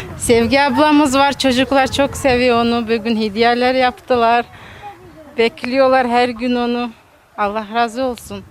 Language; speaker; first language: Turkish; early bilingual, heritage; Turkish